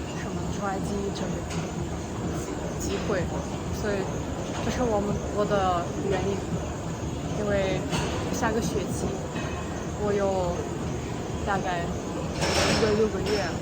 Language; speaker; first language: Chinese; non-native, fluent; Russian